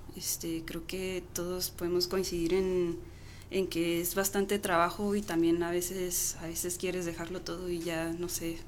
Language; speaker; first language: Spanish; native; Spanish